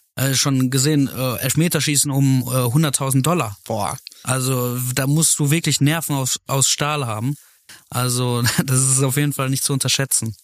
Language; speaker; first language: German; native; German